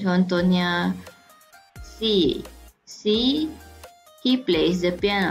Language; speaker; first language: English; non-native, local second language; Malay